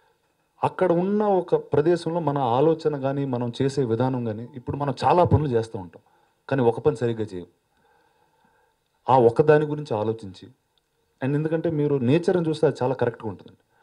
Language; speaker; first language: Telugu; native; Telugu